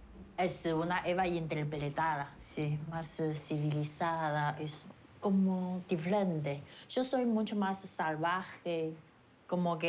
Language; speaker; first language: Spanish; non-native, fluent; Chinese